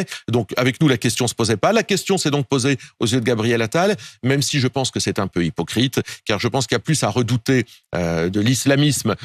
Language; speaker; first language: French; native; French